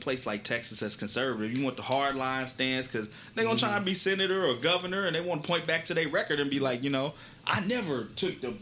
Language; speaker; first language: English; native; English